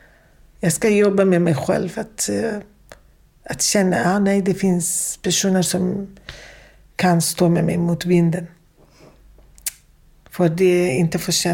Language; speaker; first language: Swedish; non-native, fluent; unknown